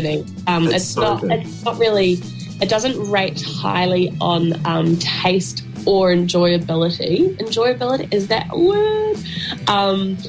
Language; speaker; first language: English; native; English